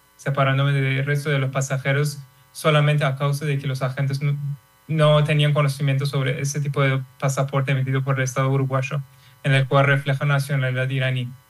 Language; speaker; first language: Spanish; non-native, fluent; Persian